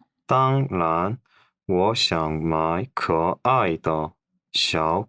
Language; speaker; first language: Chinese; non-native, learner; Korean